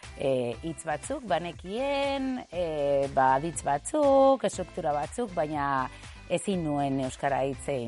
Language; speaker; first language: Basque; non-native, local second language; Spanish